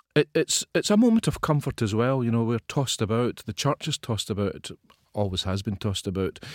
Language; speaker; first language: English; native; English